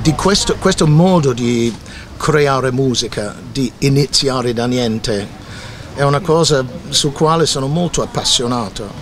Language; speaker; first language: Italian; non-native, fluent; English